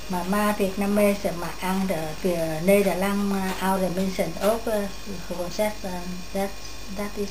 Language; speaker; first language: Dutch; non-native, learner; Vietnamese